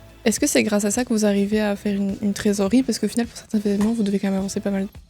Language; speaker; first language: French; native; French